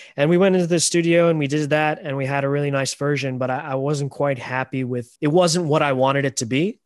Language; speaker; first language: English; native; English